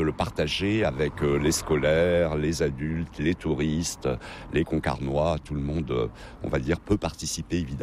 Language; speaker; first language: French; native; French